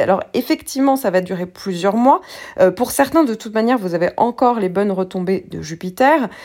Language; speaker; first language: French; native; French